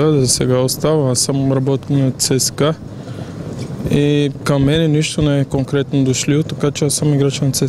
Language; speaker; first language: Bulgarian; non-native, learner; Portuguese